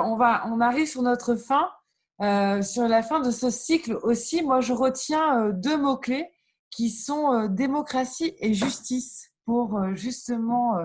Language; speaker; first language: French; native; French